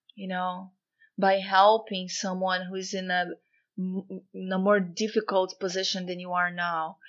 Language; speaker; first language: English; non-native, fluent; Portuguese